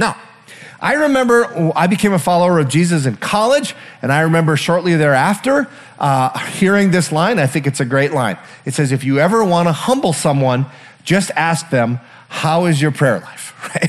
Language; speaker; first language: English; native; English